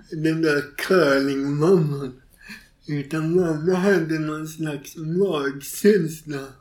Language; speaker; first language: Swedish; native; Swedish